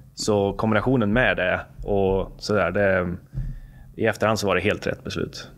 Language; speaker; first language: Swedish; native; Swedish